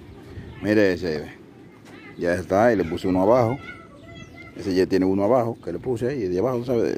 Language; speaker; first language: Spanish; native; Spanish